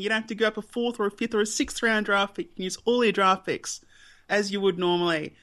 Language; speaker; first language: English; native; English